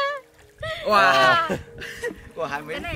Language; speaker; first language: Chinese; non-native, learner; Vietnamese